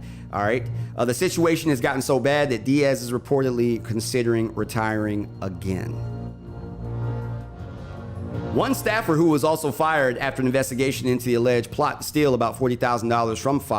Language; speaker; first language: English; native; English